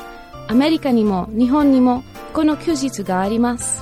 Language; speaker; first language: Japanese; non-native, learner; English